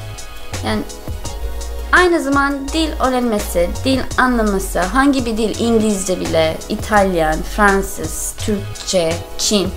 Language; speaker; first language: Turkish; non-native, learner; English